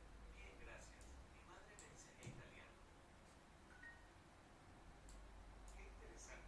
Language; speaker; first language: Spanish; non-native, learner; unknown